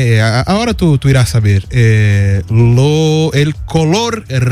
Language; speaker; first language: Spanish; non-native, learner; Portuguese